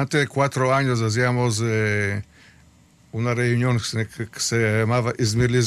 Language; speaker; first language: Spanish; early bilingual, heritage; Spanish